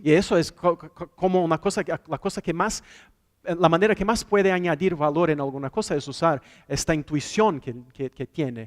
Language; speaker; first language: Spanish; non-native, fluent; Portuguese